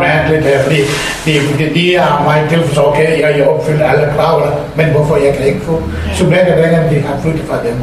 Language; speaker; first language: Danish; non-native, fluent; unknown